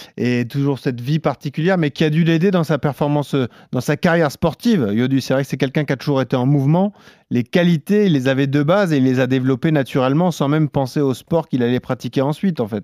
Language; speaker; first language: French; native; French